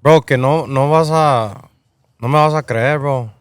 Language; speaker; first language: Spanish; early bilingual, heritage; Spanish